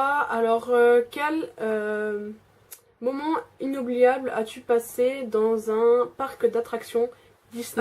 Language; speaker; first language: French; native; French